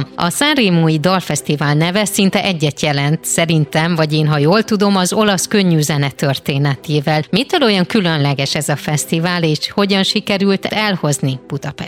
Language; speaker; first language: Hungarian; native; Hungarian